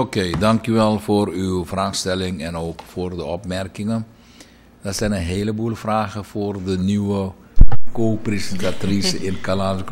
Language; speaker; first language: Dutch; native; Dutch